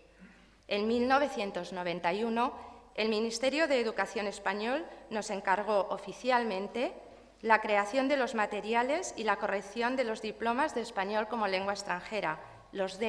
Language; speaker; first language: Spanish; native; Spanish